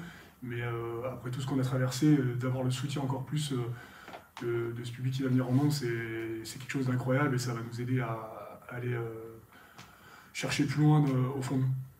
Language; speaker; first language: French; native; French